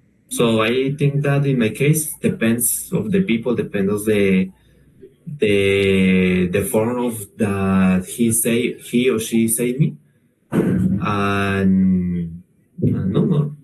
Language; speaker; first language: English; non-native, learner; Spanish